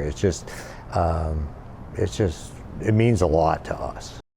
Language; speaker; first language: English; native; English